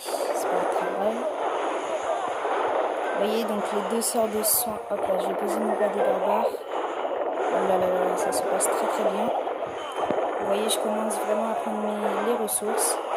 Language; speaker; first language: French; native; French